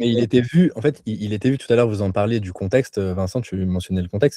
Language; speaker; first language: French; native; French